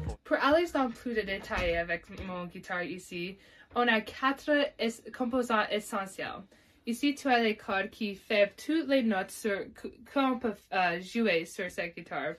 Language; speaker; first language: French; non-native, learner; English